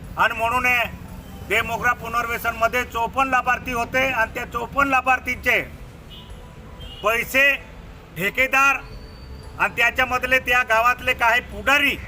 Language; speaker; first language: Marathi; non-native, local second language; Bhili